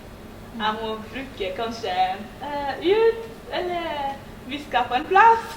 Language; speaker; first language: Norwegian; non-native, learner; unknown